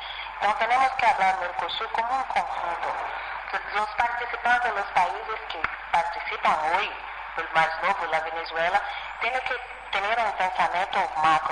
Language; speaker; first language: Spanish; non-native, fluent; Portuguese